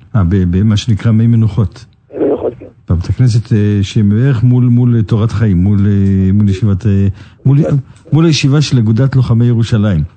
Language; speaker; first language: Hebrew; native; Hebrew